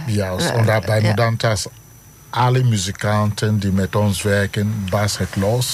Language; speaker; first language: Dutch; non-native, learner; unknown